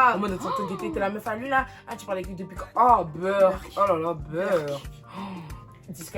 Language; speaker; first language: French; native; French